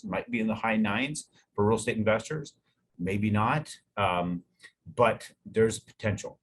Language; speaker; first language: English; native; English